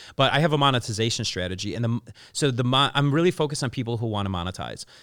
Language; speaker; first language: English; native; English